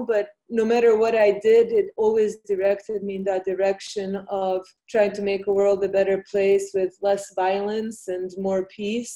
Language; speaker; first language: English; non-native, fluent; Bosnian